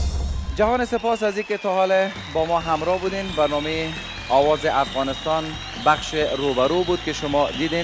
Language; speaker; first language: Persian; native; Persian